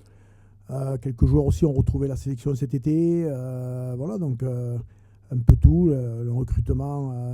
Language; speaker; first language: French; native; French